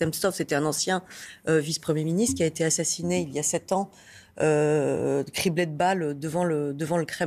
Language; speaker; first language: French; native; French